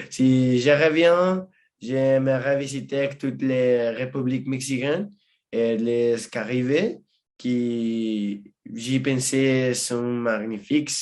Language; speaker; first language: French; non-native, learner; Spanish